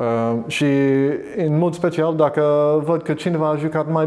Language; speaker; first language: Romanian; non-native, learner; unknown